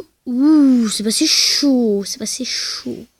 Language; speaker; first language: French; native; French